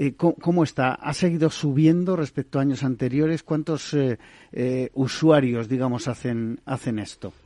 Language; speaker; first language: Spanish; native; Spanish